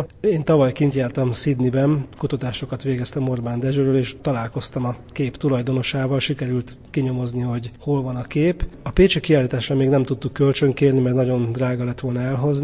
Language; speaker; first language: Hungarian; native; Hungarian